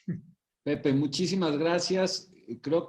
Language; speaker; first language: Spanish; native; Spanish